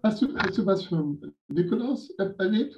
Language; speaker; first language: German; non-native, fluent; English